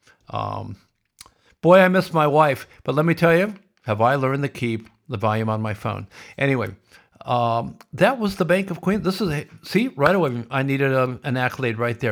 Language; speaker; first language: English; native; English